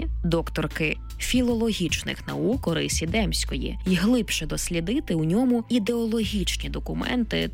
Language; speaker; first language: Ukrainian; native; Ukrainian